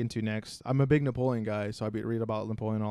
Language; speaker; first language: English; native; English